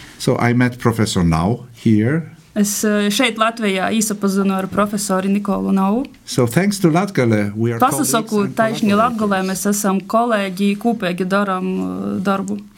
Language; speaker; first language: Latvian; non-native, fluent; German